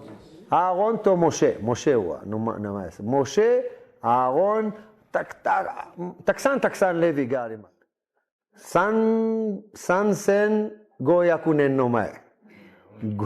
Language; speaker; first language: Japanese; non-native, learner; Hebrew